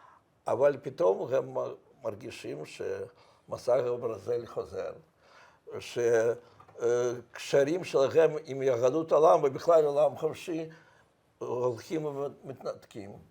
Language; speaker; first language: Hebrew; non-native, fluent; Russian